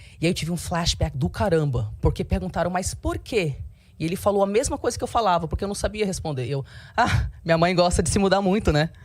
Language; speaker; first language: Portuguese; early bilingual, heritage; Portuguese